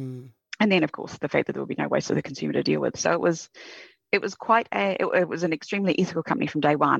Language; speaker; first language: English; native; English